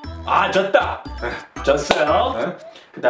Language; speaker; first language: Korean; non-native, fluent; English